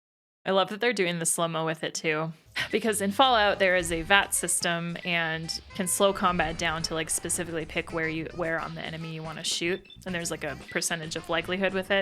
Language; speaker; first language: English; native; English